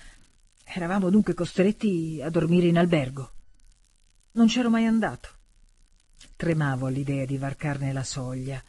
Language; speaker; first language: Italian; native; Italian